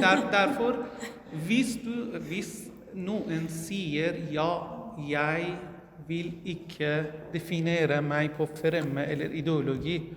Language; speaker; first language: Norwegian; non-native, learner; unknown